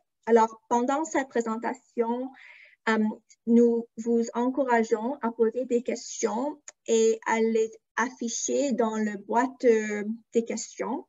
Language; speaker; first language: French; non-native, fluent; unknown